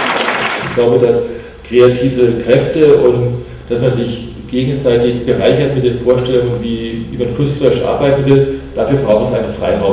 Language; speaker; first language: German; native; German